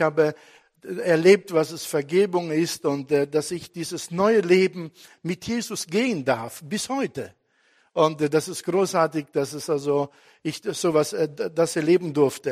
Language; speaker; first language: German; non-native, fluent; Italian